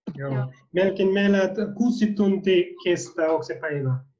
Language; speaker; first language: Finnish; non-native, learner; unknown